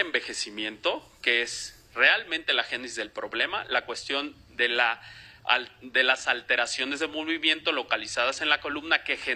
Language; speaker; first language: Spanish; native; Spanish